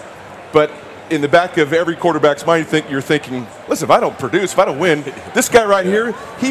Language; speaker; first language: English; native; English